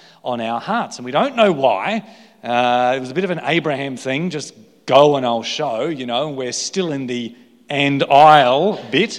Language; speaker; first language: English; native; English